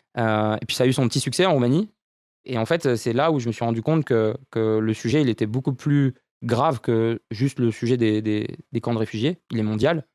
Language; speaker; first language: French; early bilingual, other home language; Romanian